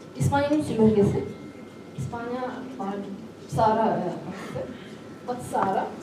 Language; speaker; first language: Turkish; non-native, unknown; Arabic